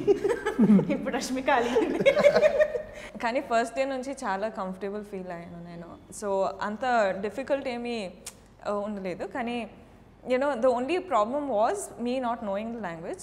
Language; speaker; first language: Telugu; non-native, learner; Kannada